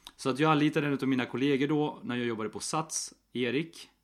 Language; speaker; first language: Swedish; early bilingual, other home language; Spanish